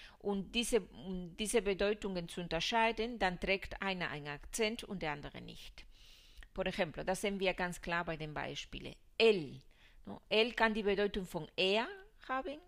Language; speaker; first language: German; non-native, fluent; Spanish